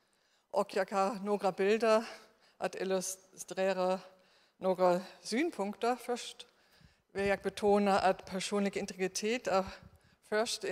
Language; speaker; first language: Swedish; non-native, fluent; German